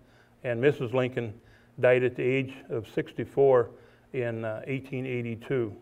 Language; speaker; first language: English; native; English